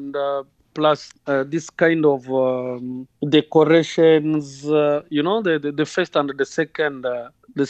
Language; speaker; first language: English; non-native, local second language; Kinyarwanda